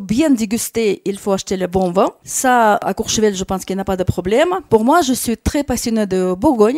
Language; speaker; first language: French; non-native, fluent; Russian